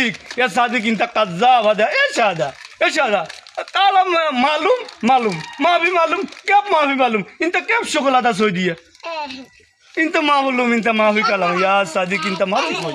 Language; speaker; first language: Arabic; non-native, learner; Bangla